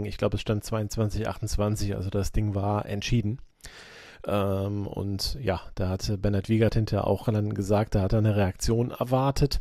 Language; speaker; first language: German; native; German